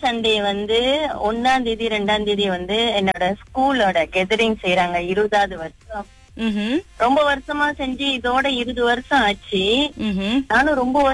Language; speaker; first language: Tamil; early bilingual, heritage; Tamil